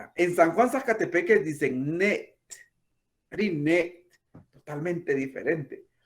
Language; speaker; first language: Spanish; non-native, local second language; Kaqchikel